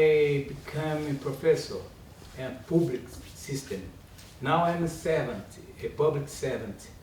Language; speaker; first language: English; non-native, learner; Portuguese